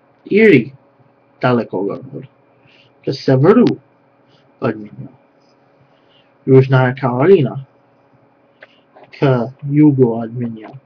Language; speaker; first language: Russian; non-native, learner; English